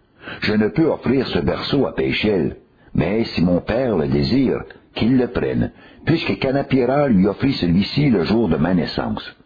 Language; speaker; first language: French; native; French